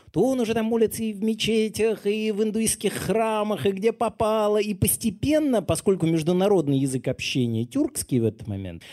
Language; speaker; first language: Russian; native; Russian